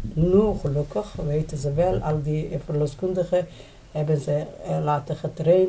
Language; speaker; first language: Dutch; non-native, learner; Somali